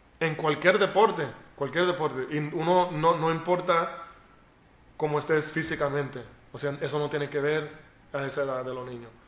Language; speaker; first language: Spanish; early bilingual, heritage; Spanish